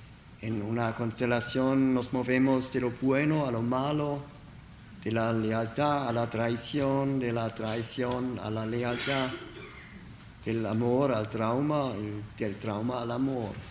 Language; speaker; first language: Spanish; non-native, learner; German